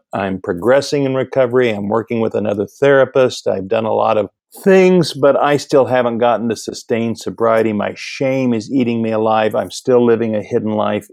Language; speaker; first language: English; native; English